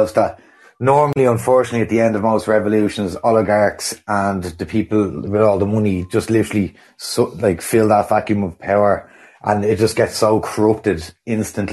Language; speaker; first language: English; native; English